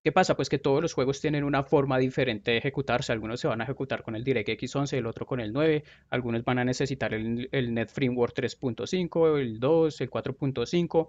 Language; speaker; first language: Spanish; native; Spanish